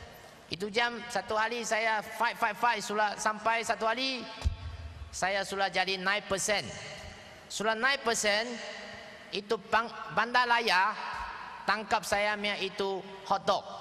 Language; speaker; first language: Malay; non-native, local second language; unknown